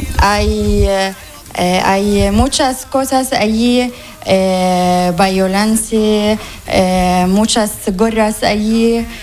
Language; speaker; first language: Spanish; non-native, learner; Arabic